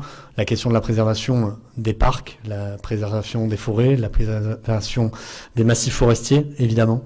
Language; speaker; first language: French; native; French